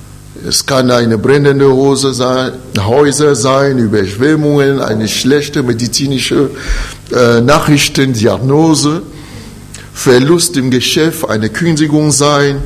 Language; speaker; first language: German; non-native, fluent; French